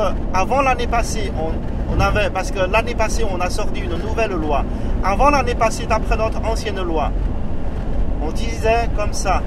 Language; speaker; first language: French; non-native, fluent; Chinese